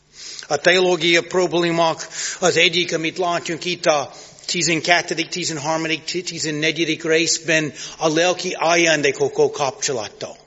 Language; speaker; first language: Hungarian; non-native, learner; English